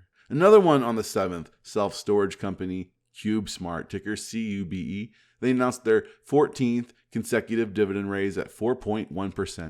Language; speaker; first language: English; native; English